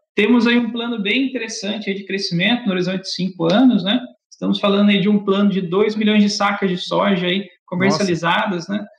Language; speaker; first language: Portuguese; native; Portuguese